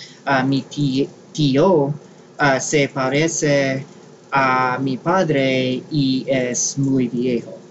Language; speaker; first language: Spanish; non-native, learner; English